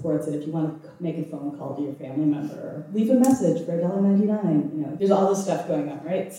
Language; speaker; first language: English; native; English